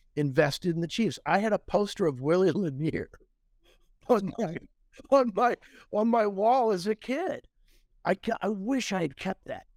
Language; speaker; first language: English; native; English